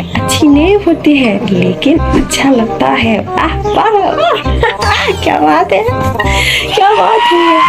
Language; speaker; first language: Hindi; non-native, local second language; Kok Borok